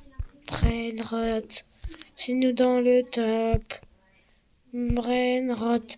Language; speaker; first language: French; native; French